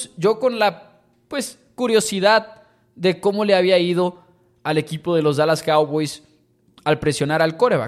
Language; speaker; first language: Spanish; native; Spanish